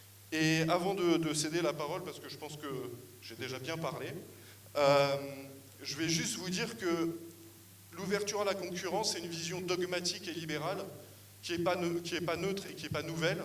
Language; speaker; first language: French; native; French